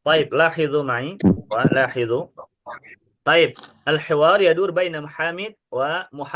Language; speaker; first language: Arabic; non-native, fluent; Indonesian